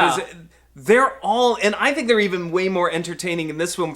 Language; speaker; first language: English; native; English